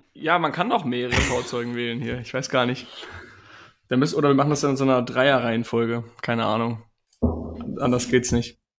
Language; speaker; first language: German; native; German